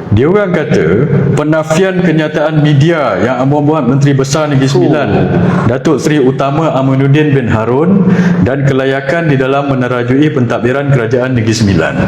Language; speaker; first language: Malay; native; Malay